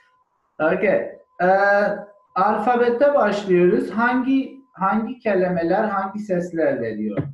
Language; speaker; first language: Turkish; non-native, learner; German